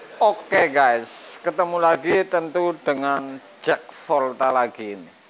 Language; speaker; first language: Indonesian; native; Indonesian